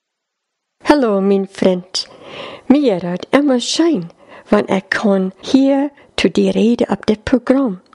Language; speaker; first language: German; non-native, learner; Plautdietsch